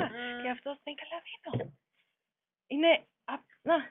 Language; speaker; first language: Greek; non-native, learner; German